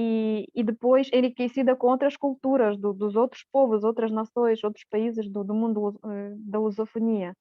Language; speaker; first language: Portuguese; non-native, fluent; Romanian